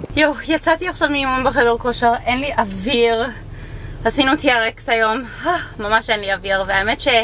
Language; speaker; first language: Hebrew; non-native, fluent; English